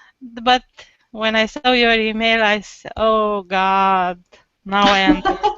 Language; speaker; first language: English; non-native, learner; Romanian